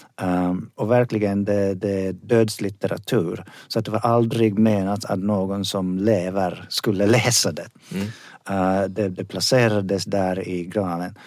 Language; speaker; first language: Swedish; non-native, fluent; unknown